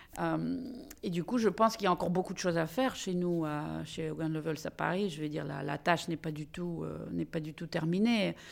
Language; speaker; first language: French; non-native, fluent; Russian